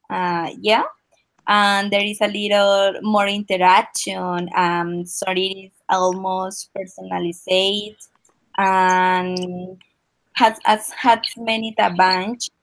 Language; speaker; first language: English; non-native, learner; Spanish